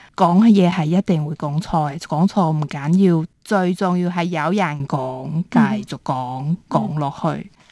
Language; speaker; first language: Cantonese; early bilingual, heritage; Cantonese